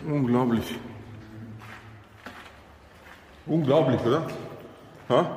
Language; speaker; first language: German; early bilingual, other home language; Bosnian